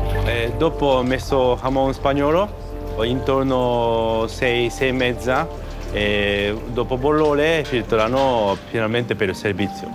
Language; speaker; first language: Italian; non-native, learner; Japanese